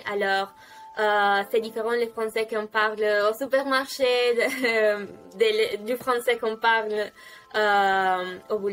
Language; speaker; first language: French; non-native, fluent; Italian